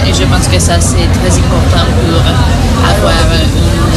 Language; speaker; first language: French; non-native, fluent; German